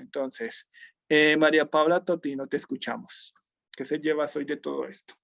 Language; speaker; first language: Spanish; native; Spanish